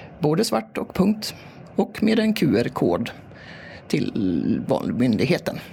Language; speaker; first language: Swedish; native; Swedish